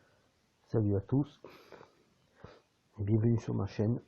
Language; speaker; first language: French; native; French